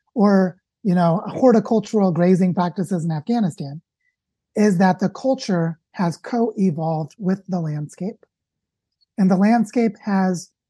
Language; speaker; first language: English; native; English